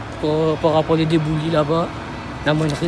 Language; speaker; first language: French; non-native, local second language; Réunion Creole French